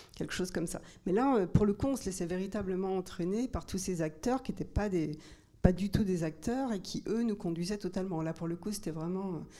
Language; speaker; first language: French; native; French